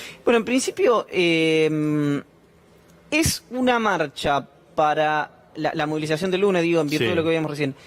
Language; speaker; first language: Spanish; native; Spanish